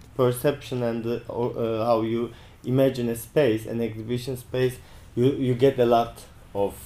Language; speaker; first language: English; non-native, fluent; Turkish